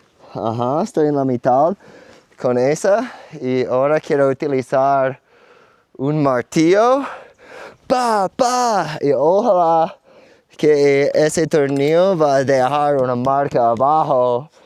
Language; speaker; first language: Spanish; non-native, fluent; English